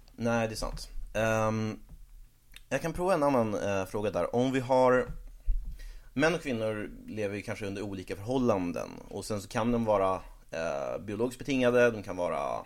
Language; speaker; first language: Swedish; native; Swedish